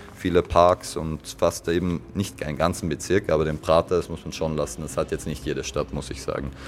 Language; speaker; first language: German; native; German